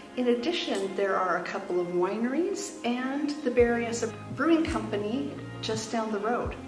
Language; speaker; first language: English; native; English